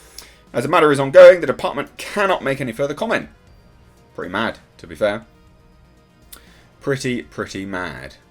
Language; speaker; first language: English; native; English